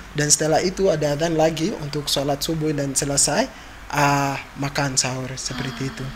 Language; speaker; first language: Indonesian; non-native, fluent; Ganda